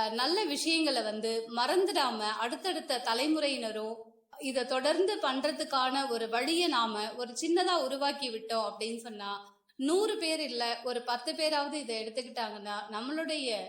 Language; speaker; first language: Tamil; native; Tamil